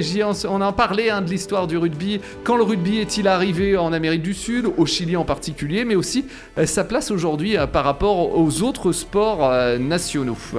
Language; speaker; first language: French; native; French